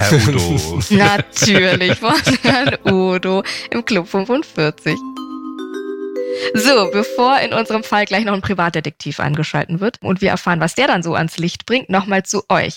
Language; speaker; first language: German; native; German